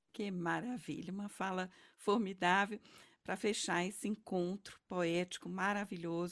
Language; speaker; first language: Portuguese; native; Portuguese